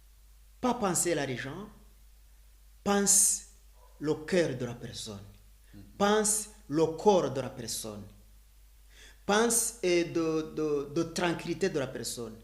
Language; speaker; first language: French; non-native, learner; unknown